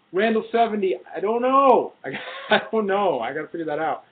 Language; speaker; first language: English; native; English